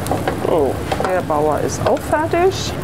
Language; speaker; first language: German; native; German